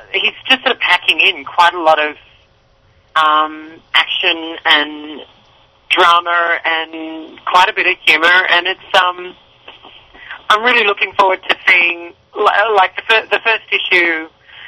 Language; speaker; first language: English; native; English